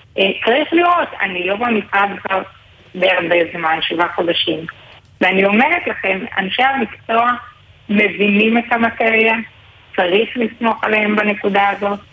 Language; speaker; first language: Hebrew; native; Hebrew